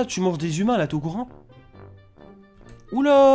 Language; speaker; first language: French; native; French